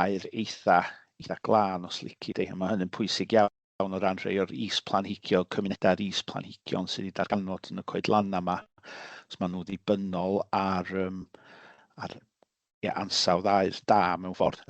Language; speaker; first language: Welsh; native; Welsh